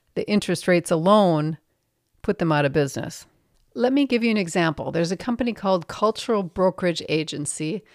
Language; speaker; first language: English; native; English